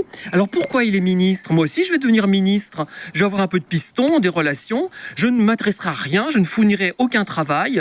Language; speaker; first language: French; native; French